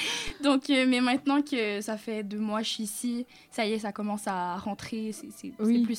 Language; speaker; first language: French; native; French